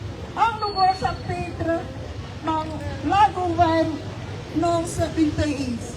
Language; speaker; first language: French; non-native, fluent; Khmer